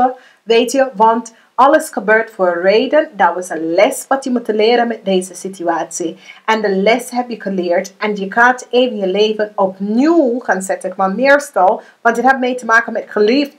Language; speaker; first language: Dutch; non-native, learner; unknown